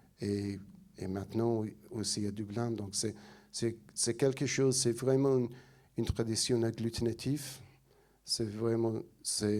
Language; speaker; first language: French; non-native, fluent; English